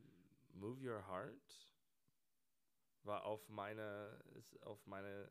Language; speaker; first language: German; non-native, learner; English